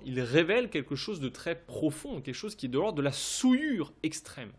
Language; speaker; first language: French; native; French